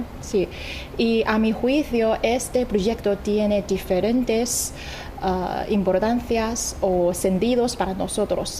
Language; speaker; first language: Spanish; non-native, fluent; Chinese